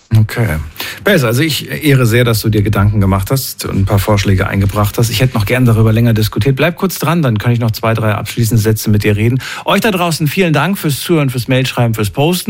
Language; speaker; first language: German; native; German